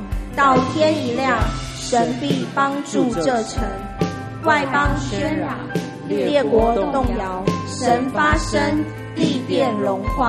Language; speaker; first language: Chinese; native; Chinese